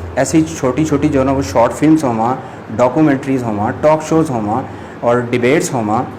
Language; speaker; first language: Urdu; non-native, local second language; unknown